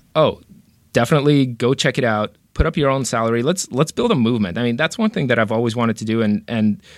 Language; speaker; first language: English; early bilingual, other home language; Russian